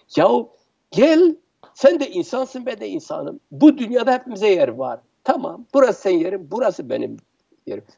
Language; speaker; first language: Turkish; non-native, local second language; Kurdish